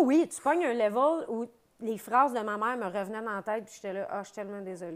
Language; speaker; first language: French; native; French